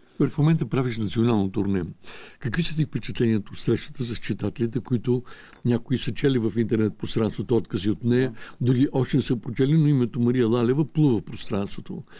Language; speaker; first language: Bulgarian; native; Bulgarian